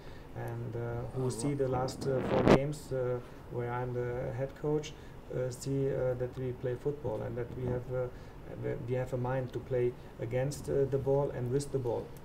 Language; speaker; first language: English; non-native, fluent; German